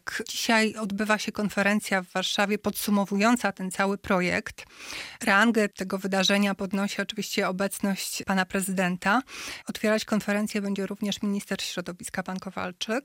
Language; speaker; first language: Polish; native; Polish